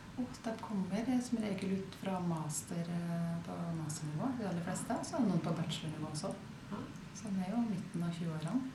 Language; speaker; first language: Norwegian; native; Norwegian